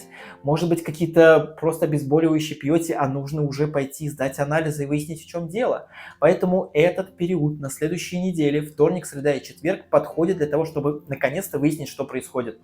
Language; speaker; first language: Russian; native; Russian